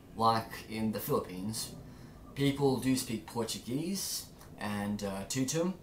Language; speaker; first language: English; native; English